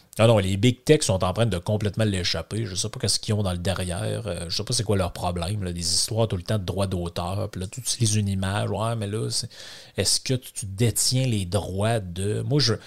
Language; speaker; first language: French; native; French